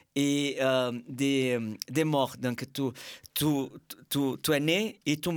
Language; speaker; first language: French; non-native, fluent; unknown